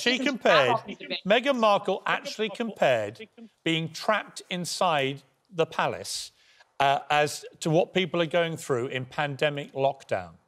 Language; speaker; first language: English; native; English